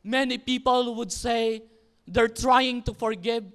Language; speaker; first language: English; non-native, local second language; Filipino